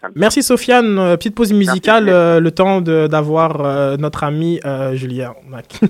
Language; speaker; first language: French; native; French